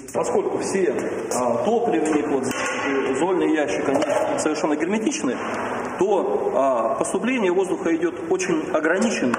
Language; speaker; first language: Russian; native; Russian